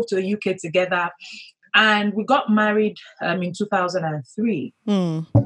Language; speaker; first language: English; non-native, local second language; Yoruba